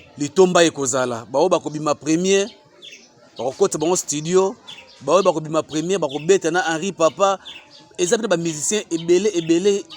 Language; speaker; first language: Lingala; native; Lingala